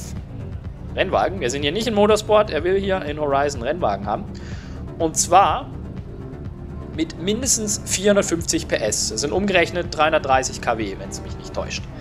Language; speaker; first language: German; native; German